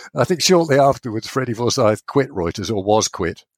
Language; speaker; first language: English; native; English